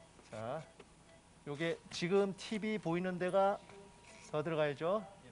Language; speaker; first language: Korean; native; Korean